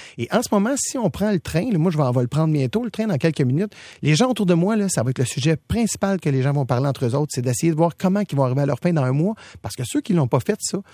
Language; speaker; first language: French; native; French